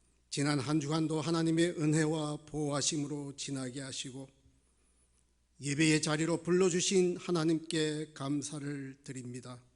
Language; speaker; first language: Korean; native; Korean